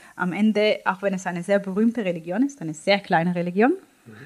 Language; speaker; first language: German; non-native, fluent; Hebrew